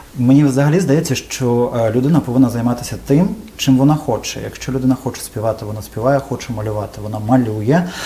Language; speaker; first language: Ukrainian; native; Ukrainian